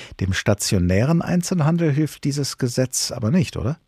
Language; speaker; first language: German; native; German